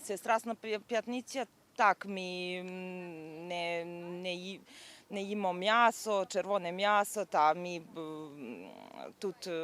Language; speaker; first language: Ukrainian; non-native, learner; Serbian